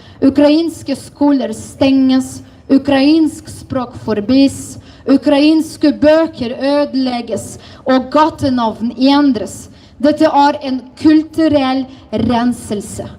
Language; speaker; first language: Norwegian; non-native, fluent; Ukrainian